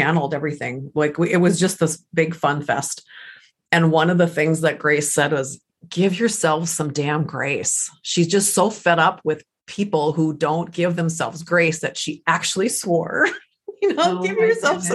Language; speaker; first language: English; early bilingual, other home language; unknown